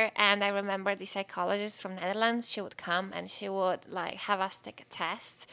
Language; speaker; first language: English; non-native, fluent; Polish